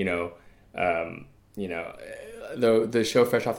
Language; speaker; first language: English; native; English